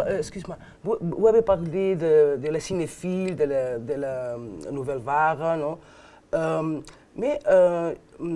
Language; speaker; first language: French; non-native, learner; Catalan